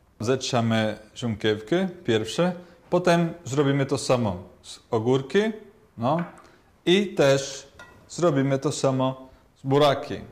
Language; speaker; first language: Polish; non-native, learner; Portuguese